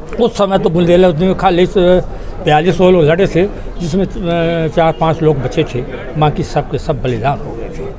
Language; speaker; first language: Hindi; native; Hindi